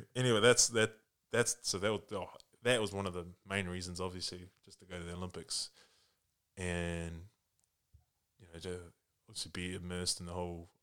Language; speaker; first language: English; early bilingual, other home language; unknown